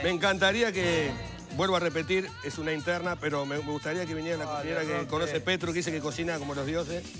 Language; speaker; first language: Spanish; native; Spanish